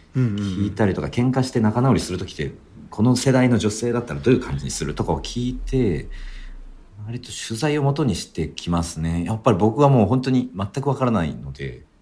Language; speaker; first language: Japanese; native; Japanese